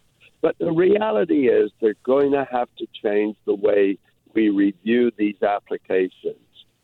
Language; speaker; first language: English; native; English